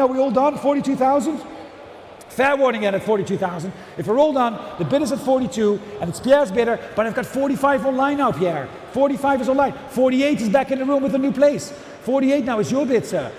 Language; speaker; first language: English; native; English